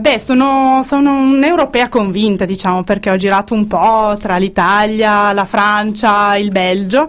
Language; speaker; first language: Italian; native; Italian